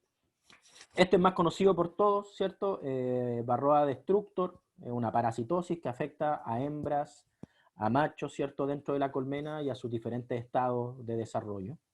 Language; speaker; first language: Spanish; native; Spanish